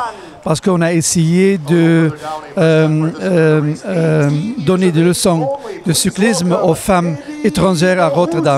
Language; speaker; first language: French; non-native, fluent; Riffian